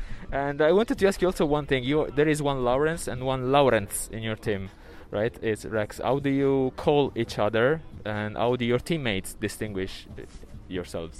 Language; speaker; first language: English; non-native, fluent; Italian